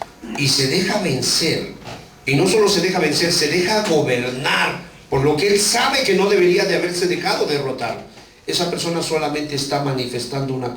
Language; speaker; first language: Spanish; native; Spanish